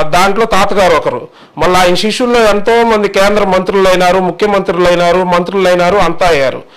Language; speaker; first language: Telugu; native; Telugu